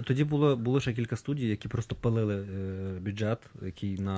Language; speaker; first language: Ukrainian; native; Ukrainian